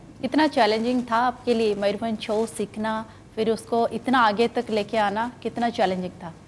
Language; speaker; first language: Hindi; non-native, local second language; Odia